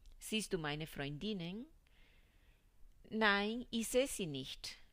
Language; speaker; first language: German; non-native, fluent; Spanish